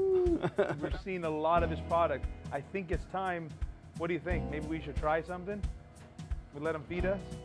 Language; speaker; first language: English; native; English